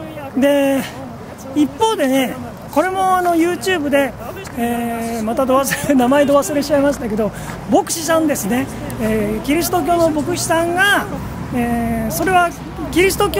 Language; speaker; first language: Japanese; native; Japanese